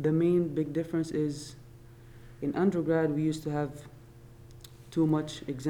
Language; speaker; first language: English; non-native, fluent; Arabic